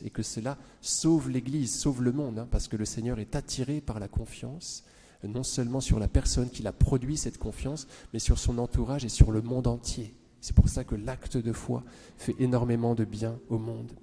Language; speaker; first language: French; native; French